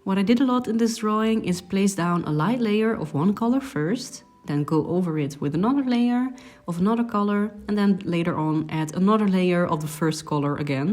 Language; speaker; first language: English; non-native, fluent; Dutch